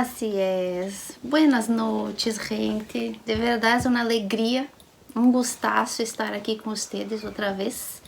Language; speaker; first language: Spanish; non-native, learner; Portuguese